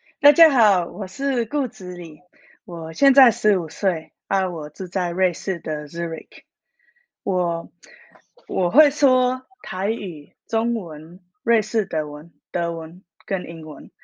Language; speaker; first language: Chinese; early bilingual, heritage; Min Nan Chinese